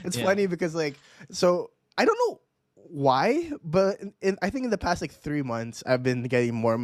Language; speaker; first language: English; non-native, local second language; Filipino